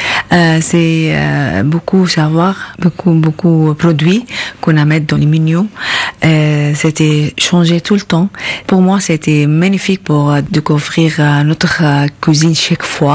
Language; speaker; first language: French; non-native, learner; Arabic